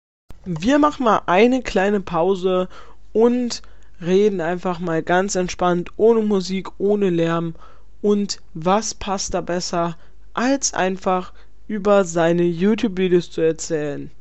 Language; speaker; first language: German; native; German